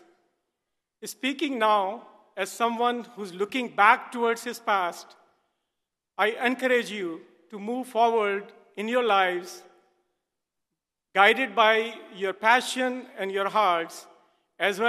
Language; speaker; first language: English; non-native, local second language; Hindi